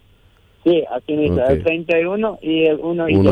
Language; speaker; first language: Spanish; non-native, local second language; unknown